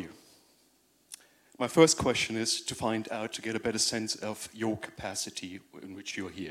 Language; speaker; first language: English; non-native, fluent; German